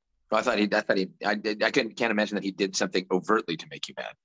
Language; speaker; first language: English; native; English